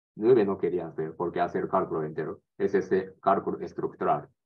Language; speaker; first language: Spanish; non-native, learner; Japanese